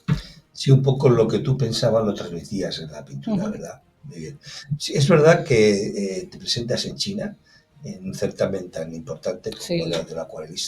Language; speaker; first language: Spanish; native; Spanish